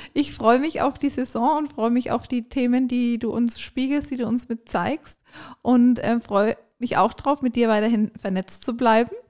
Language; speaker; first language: German; native; German